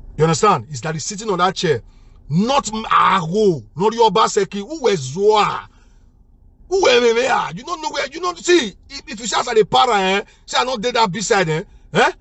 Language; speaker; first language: English; non-native, local second language; Bini